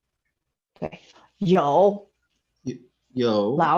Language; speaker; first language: Chinese; non-native, fluent; English